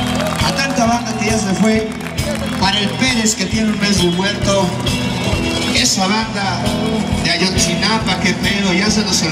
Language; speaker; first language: Spanish; native; Spanish